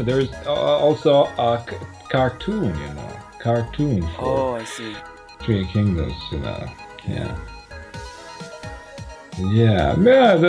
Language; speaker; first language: English; non-native, fluent; Croatian